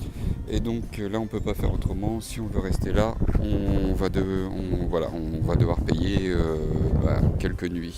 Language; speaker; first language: French; native; French